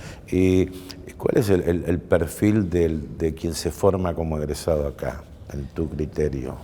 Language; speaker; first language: Spanish; native; Spanish